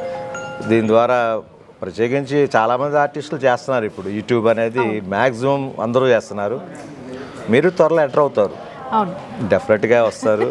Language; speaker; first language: Telugu; native; Telugu